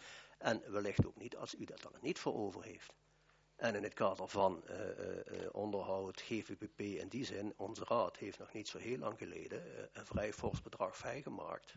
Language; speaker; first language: Dutch; native; Dutch